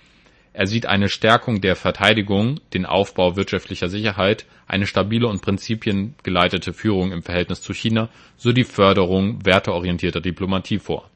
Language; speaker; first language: German; native; German